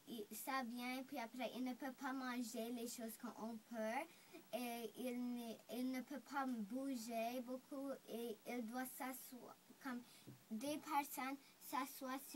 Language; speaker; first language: French; non-native, local second language; English